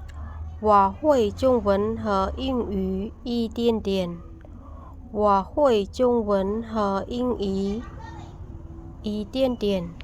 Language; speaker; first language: Chinese; non-native, learner; Khmer